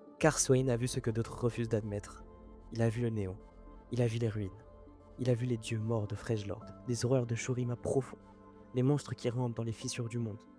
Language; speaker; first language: French; native; French